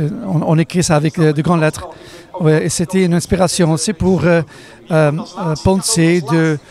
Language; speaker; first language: French; non-native, fluent; Dutch